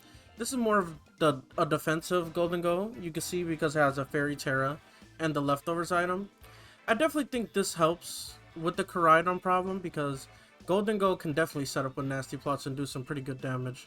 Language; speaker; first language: English; native; English